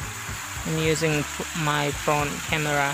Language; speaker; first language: English; non-native, learner; Indonesian